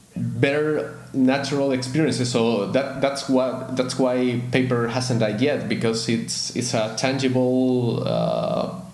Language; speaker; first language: English; non-native, fluent; Spanish